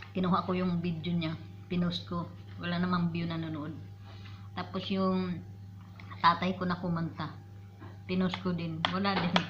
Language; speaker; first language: Filipino; non-native, local second language; Cebuano